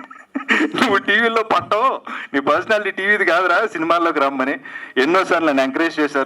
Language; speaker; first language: Telugu; native; Telugu